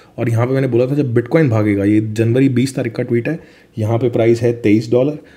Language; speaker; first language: Hindi; native; Hindi